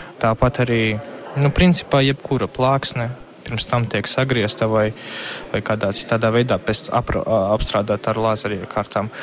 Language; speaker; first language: Latvian; non-native, local second language; Russian